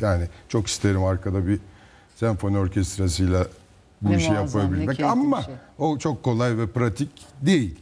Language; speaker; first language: Turkish; native; Turkish